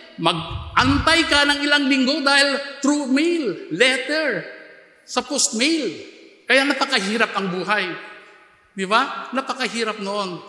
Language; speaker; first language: Filipino; non-native, local second language; Iloko